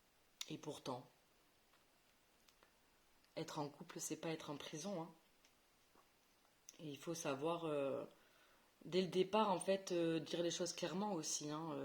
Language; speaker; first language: French; native; French